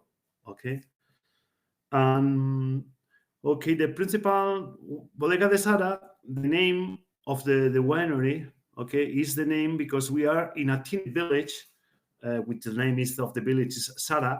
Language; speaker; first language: English; non-native, learner; Spanish